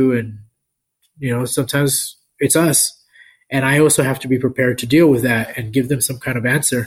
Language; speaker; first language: English; native; English